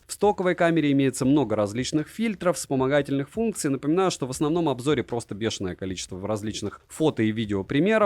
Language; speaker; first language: Russian; native; Russian